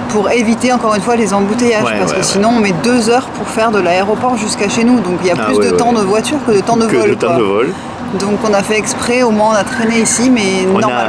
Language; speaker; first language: French; native; French